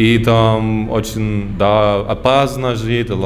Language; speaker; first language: Russian; early bilingual, heritage; German